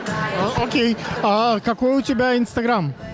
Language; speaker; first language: Russian; native; Russian